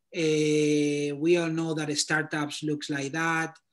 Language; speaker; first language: English; non-native, fluent; Spanish